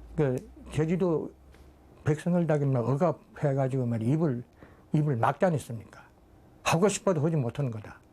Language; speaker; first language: Korean; early bilingual, heritage; Korean